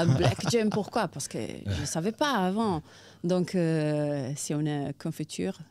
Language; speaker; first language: French; non-native, fluent; Portuguese